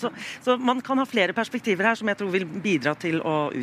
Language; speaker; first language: Norwegian; native; Norwegian